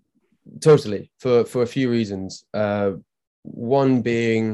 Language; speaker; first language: English; native; English